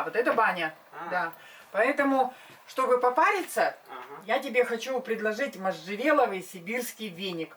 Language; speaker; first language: Russian; native; Russian